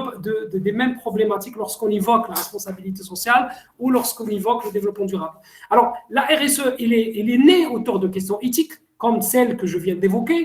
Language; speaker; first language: French; non-native, local second language; Arabic